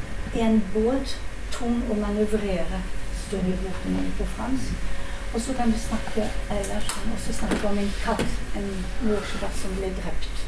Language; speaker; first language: Norwegian; non-native, fluent; French